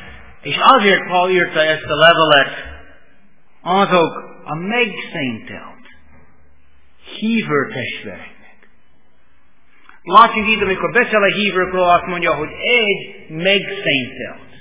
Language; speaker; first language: Hungarian; non-native, fluent; English